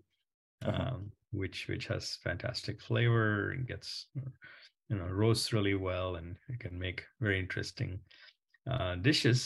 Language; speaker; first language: English; non-native, local second language; Malayalam